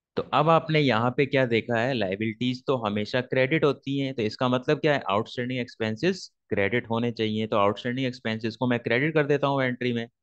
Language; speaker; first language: Hindi; native; Hindi